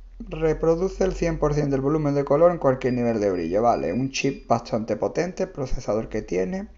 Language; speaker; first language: Spanish; native; Spanish